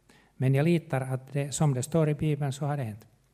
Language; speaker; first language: Swedish; non-native, local second language; Finnish